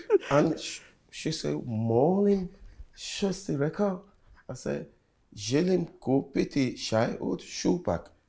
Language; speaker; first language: English; non-native, local second language; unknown